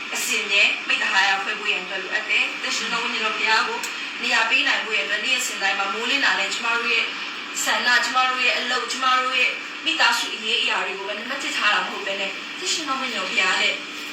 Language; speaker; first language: Burmese; non-native, local second language; Hakha Chin